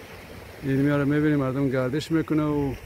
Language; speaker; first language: Persian; native; Persian